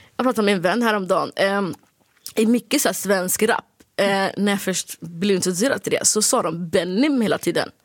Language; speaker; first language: Swedish; early bilingual, other home language; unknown